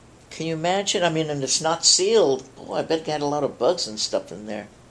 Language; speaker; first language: English; early bilingual, other home language; Spanish